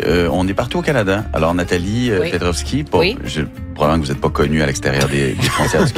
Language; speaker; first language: French; native; French